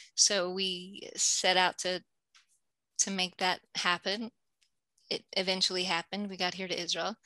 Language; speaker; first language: English; native; English